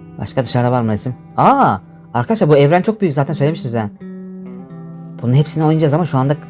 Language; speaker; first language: Turkish; native; Turkish